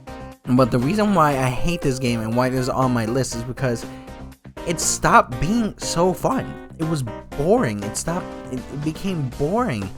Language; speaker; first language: English; native; English